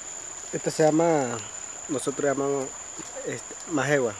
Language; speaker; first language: Spanish; non-native, local second language; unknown